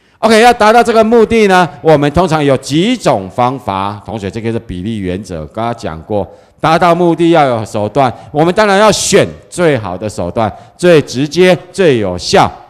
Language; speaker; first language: Chinese; native; Chinese